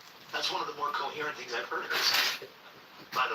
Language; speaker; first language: English; native; English